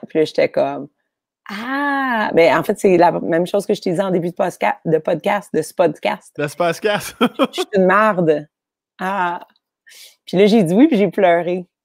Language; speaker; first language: French; native; French